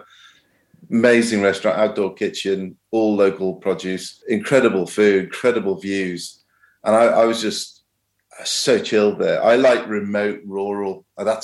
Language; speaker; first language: English; native; English